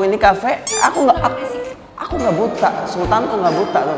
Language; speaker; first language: Indonesian; native; Indonesian